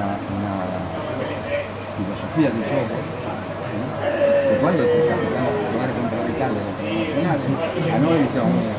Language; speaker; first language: Italian; non-native, fluent; Spanish